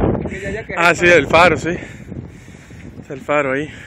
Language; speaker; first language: Spanish; native; Spanish